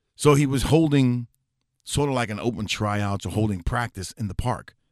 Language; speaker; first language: English; native; English